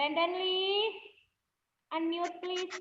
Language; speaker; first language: English; non-native, learner; Indonesian